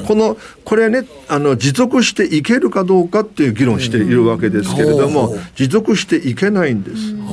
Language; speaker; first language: Japanese; non-native, fluent; Chinese